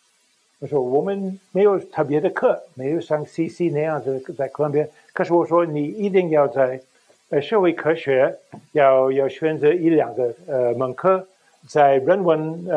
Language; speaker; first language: Chinese; non-native, fluent; English